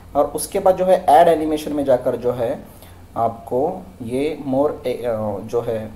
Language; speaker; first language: Hindi; non-native, local second language; Marathi